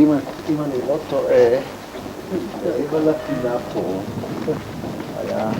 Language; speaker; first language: Hebrew; non-native, fluent; German